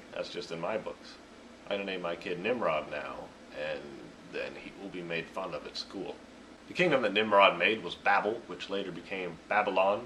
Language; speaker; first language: English; native; English